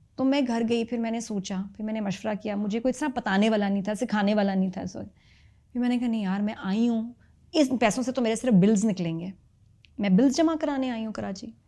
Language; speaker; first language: Urdu; native; Urdu